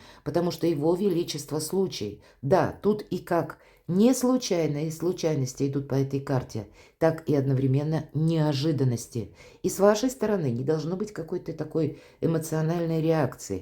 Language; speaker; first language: Russian; native; Russian